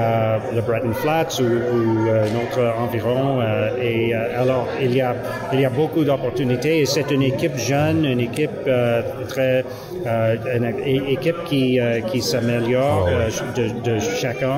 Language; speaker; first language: French; non-native, learner; English